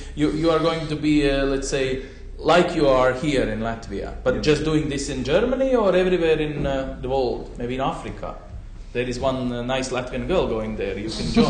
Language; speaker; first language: English; non-native, fluent; Latvian